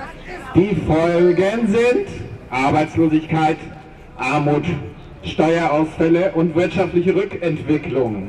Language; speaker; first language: German; native; German